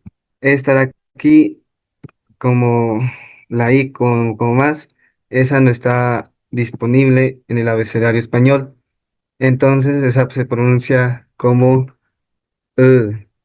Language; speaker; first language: Spanish; non-native, local second language; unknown